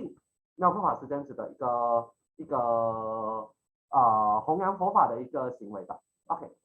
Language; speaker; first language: Chinese; native; Chinese